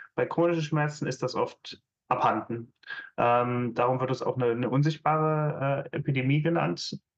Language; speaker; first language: German; native; German